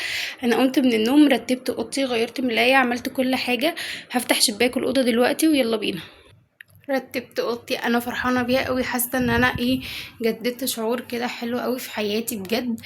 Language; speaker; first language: Arabic; native; Arabic